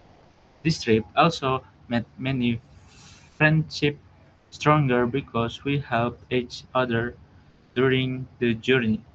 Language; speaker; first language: English; non-native, learner; Indonesian